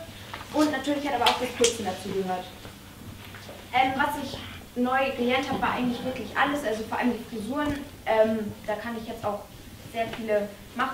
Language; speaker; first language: German; native; German